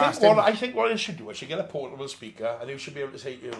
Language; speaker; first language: English; native; English